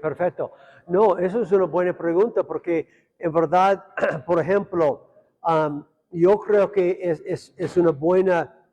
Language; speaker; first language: Spanish; non-native, fluent; English